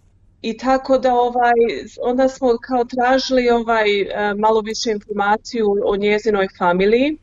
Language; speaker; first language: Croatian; early bilingual, heritage; Croatian